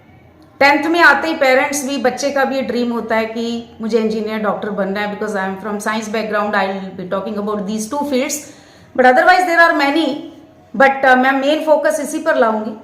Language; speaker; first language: Hindi; native; Hindi